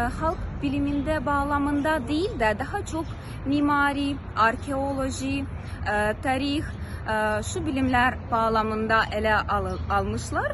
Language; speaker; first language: Turkish; non-native, fluent; Ukrainian